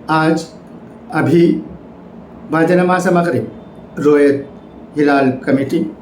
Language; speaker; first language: Urdu; native; Urdu